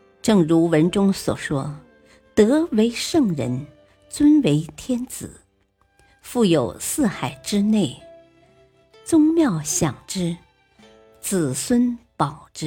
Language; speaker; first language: Chinese; native; Chinese